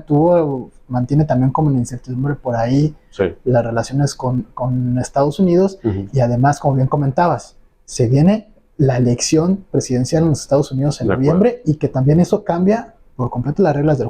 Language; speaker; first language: Spanish; native; Spanish